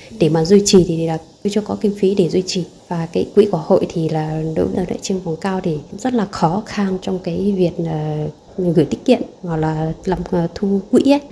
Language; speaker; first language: Vietnamese; non-native, local second language; Hmong